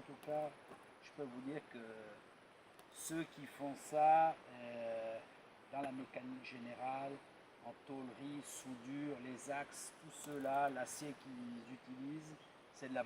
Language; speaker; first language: French; native; French